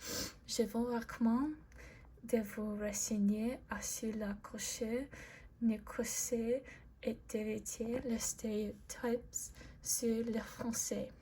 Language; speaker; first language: French; non-native, learner; English